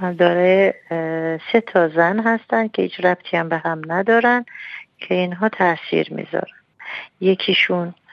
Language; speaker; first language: Persian; non-native, local second language; Armenian